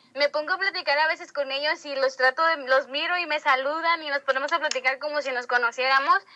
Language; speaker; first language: Spanish; native; Spanish